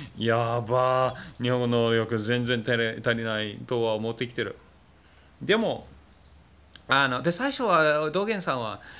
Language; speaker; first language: Japanese; non-native, fluent; English